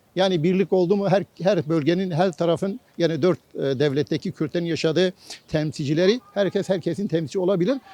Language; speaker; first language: Turkish; non-native, local second language; Kurdish